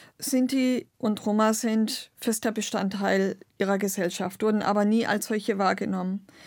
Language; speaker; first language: German; non-native, local second language; Romany